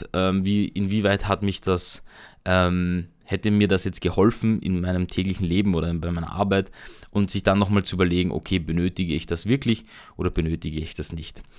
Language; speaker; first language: German; native; German